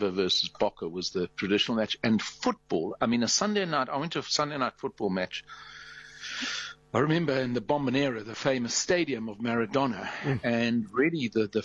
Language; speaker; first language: English; native; English